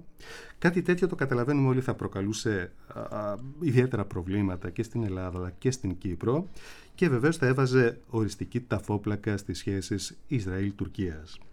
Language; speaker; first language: Greek; native; Greek